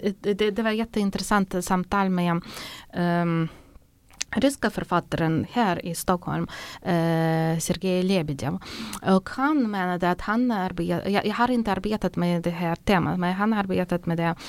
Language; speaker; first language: Swedish; non-native, fluent; Ukrainian